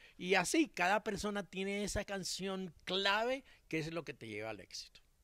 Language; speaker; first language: Spanish; early bilingual, heritage; Spanish